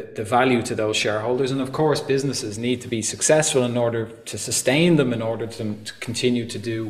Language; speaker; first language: English; native; English